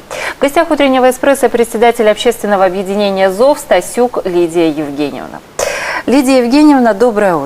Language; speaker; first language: Russian; native; Russian